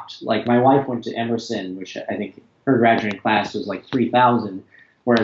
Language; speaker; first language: English; native; English